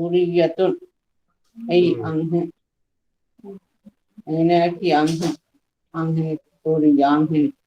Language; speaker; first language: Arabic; non-native, learner; Divehi